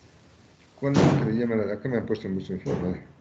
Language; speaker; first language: Spanish; native; Spanish